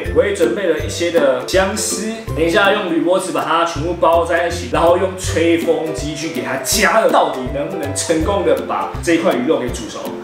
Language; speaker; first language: Chinese; native; Chinese